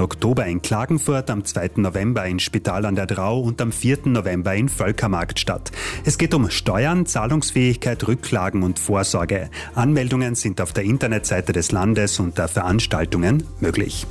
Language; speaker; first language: German; native; German